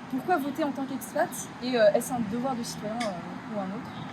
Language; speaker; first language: French; native; French